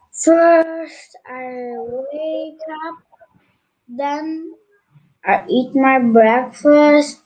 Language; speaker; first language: English; non-native, learner; Turkish